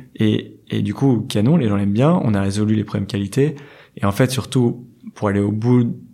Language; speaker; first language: French; native; French